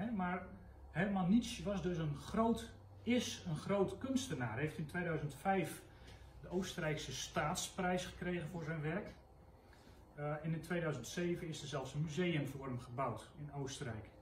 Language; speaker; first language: Dutch; native; Dutch